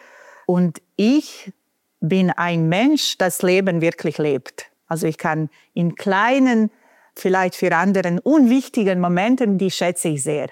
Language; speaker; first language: German; non-native, fluent; Bosnian